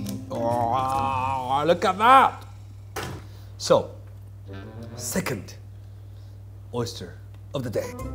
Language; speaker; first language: English; non-native, fluent; Japanese